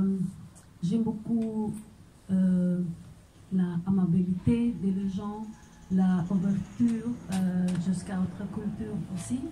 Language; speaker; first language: French; non-native, fluent; Croatian